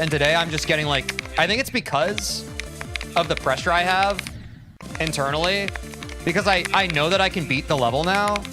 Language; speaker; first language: English; native; English